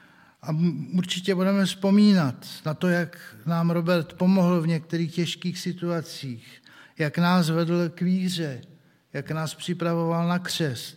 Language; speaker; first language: Czech; native; Czech